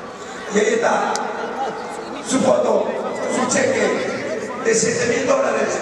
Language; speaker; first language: Spanish; native; Spanish